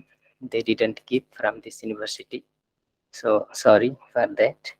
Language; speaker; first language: English; non-native, fluent; Thai